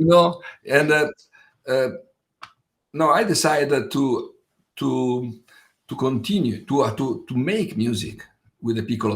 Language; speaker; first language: English; non-native, fluent; Italian